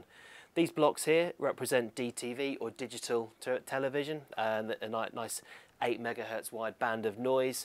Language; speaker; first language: English; native; English